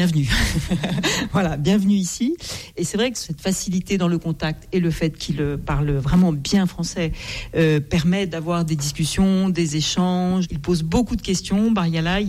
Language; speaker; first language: French; native; French